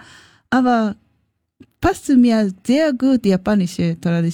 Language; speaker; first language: German; non-native, learner; Japanese